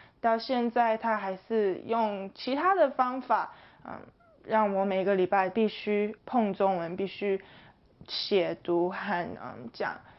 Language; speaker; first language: Chinese; early bilingual, heritage; English